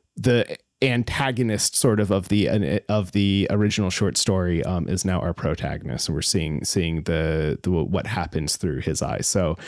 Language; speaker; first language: English; native; English